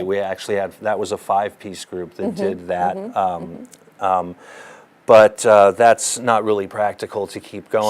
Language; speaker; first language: English; early bilingual, other home language; German